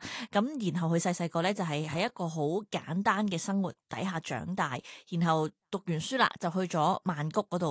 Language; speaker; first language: Cantonese; native; Cantonese